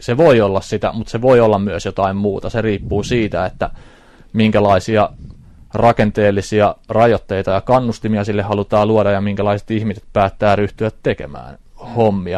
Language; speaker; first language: Finnish; native; Finnish